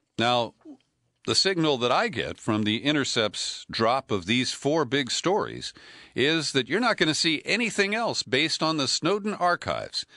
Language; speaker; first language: English; native; English